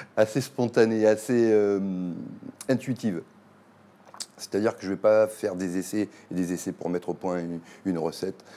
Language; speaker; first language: French; native; French